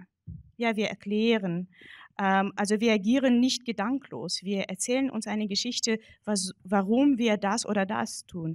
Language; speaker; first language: German; non-native, fluent; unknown